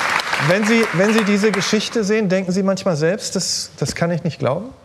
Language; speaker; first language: German; native; German